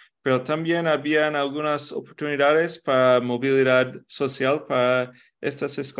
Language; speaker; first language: Spanish; non-native, fluent; English